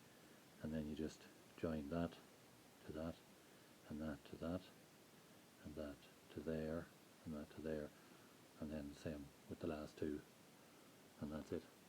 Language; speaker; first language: English; native; English